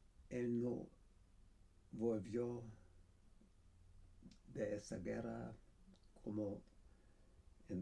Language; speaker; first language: Spanish; non-native, fluent; German